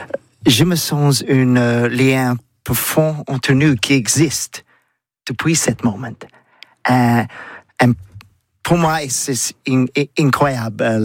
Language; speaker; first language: French; non-native, learner; English